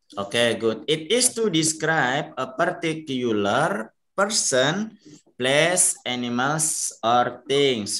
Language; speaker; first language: English; non-native, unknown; Indonesian